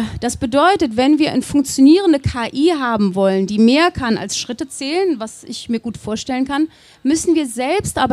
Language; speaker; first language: German; native; German